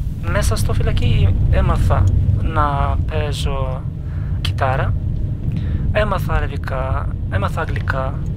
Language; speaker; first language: Greek; non-native, learner; Turkish